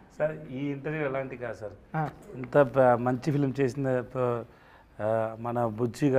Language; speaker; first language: Telugu; non-native, learner; Tamil